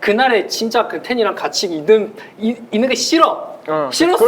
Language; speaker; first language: Korean; non-native, fluent; Chinese